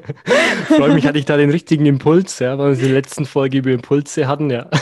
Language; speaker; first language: German; native; German